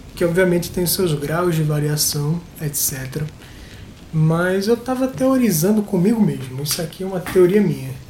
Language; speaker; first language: Portuguese; native; Portuguese